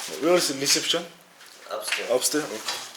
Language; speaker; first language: English; non-native, learner; Korean